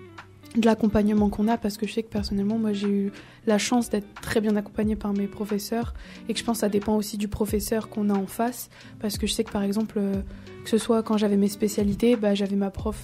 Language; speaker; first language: French; native; French